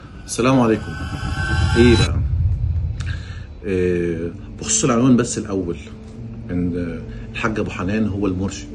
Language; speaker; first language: Arabic; native; Arabic